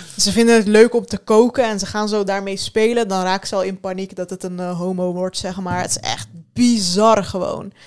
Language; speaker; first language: Dutch; early bilingual, other home language; Turkish